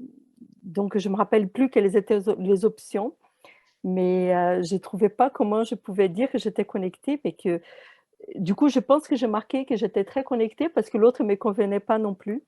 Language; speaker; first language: French; non-native, fluent; Portuguese